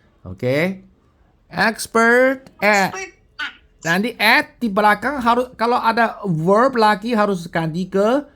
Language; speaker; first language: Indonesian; non-native, fluent; Chinese